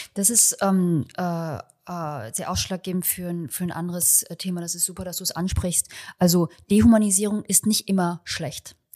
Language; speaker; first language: German; early bilingual, other home language; Chinese